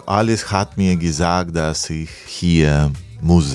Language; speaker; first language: German; non-native, learner; Russian